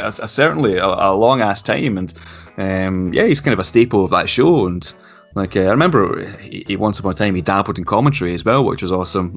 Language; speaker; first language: English; native; English